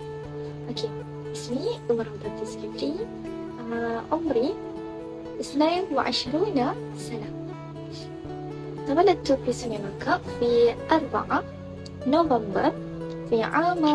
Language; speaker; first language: Arabic; non-native, learner; Malay